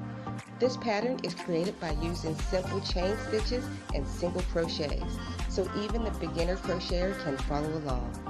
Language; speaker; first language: English; native; English